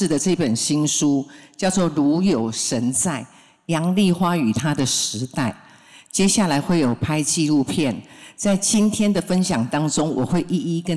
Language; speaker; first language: Chinese; non-native, local second language; Min Nan Chinese